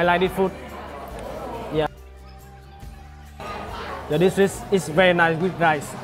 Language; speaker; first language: English; non-native, learner; Vietnamese